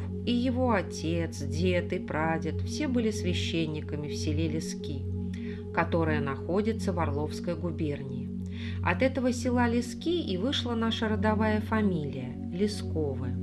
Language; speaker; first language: Russian; native; Russian